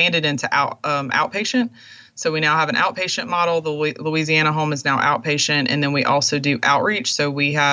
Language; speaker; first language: English; native; English